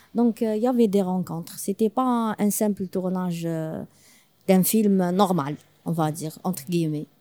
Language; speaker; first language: French; non-native, local second language; Arabic